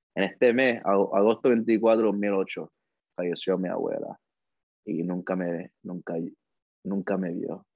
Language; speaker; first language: Spanish; early bilingual, heritage; Spanish